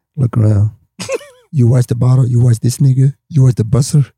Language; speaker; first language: English; non-native, fluent; Swedish